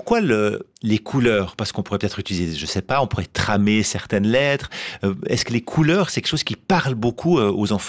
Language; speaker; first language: French; native; French